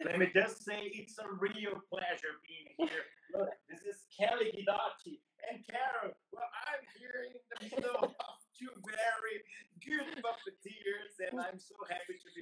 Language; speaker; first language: English; non-native, fluent; Portuguese